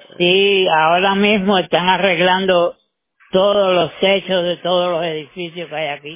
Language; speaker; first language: Spanish; native; Spanish